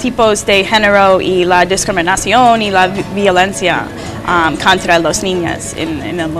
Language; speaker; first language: Spanish; non-native, learner; English